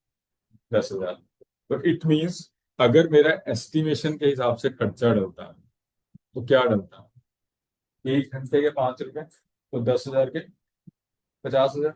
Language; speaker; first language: Hindi; native; Hindi